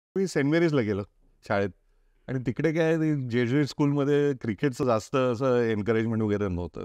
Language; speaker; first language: Marathi; non-native, local second language; Konkani